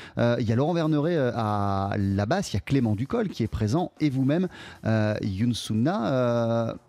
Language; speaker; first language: French; native; French